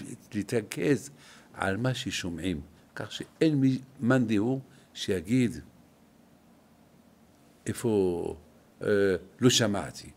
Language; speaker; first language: Hebrew; non-native, fluent; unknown